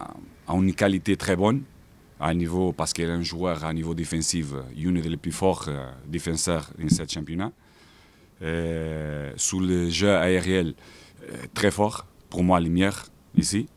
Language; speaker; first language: French; non-native, fluent; Portuguese